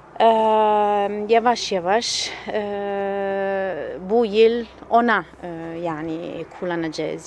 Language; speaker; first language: Turkish; non-native, fluent; Italian